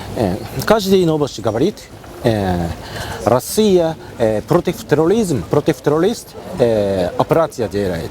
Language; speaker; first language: Russian; non-native, learner; Japanese